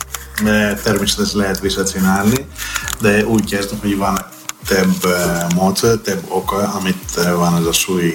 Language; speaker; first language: Hungarian; non-native, learner; Greek